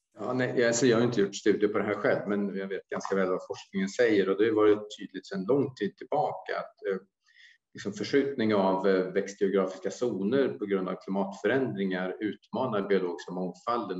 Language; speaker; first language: Swedish; native; Swedish